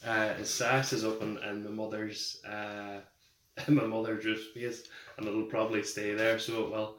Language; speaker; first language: English; native; English